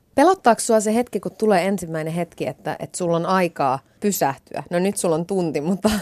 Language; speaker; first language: Finnish; native; Finnish